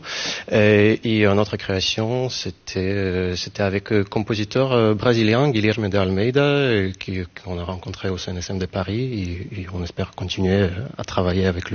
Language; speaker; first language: French; non-native, fluent; Ukrainian